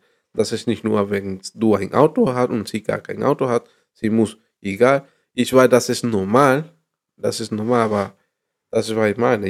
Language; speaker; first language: German; non-native, learner; Spanish